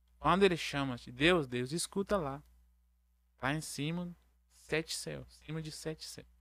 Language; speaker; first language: Portuguese; non-native, learner; Arabic